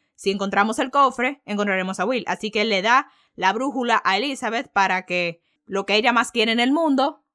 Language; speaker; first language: Spanish; early bilingual, heritage; Spanish